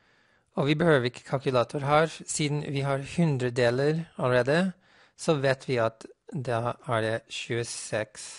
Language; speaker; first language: Norwegian; non-native, fluent; English